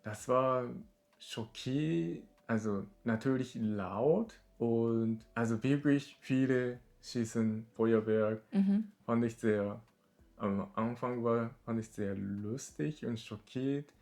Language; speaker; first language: German; non-native, learner; Japanese